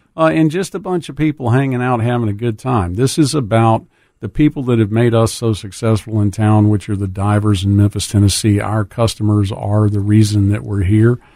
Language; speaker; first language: English; native; English